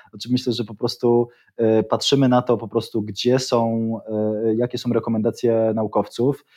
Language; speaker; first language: Polish; native; Polish